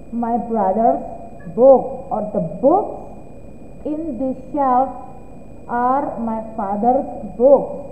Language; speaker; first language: English; non-native, fluent; Indonesian